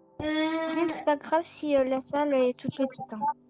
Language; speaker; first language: French; native; French